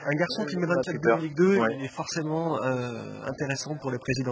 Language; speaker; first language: French; native; French